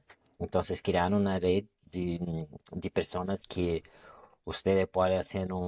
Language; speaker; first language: Spanish; non-native, local second language; Portuguese